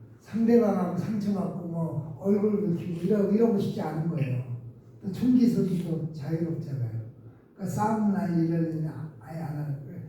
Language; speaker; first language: Korean; native; Korean